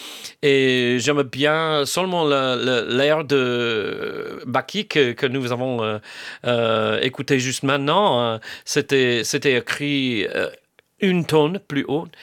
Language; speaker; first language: French; non-native, fluent; English